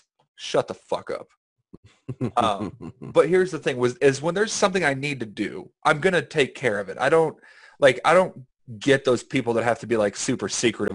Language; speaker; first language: English; native; English